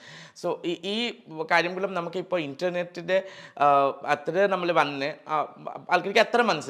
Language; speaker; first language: Malayalam; non-native, learner; Assamese